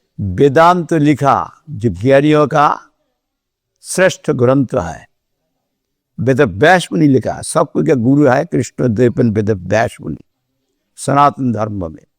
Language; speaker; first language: Hindi; non-native, local second language; Bangla